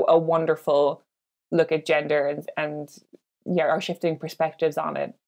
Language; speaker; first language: English; native; English